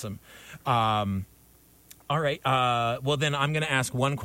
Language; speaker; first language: English; native; English